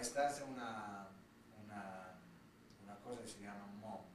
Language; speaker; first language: Spanish; non-native, learner; Italian